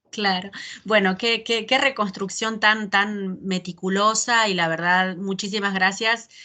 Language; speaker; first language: Spanish; native; Spanish